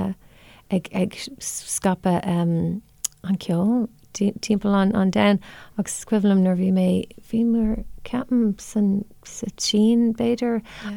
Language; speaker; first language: Irish; non-native, local second language; English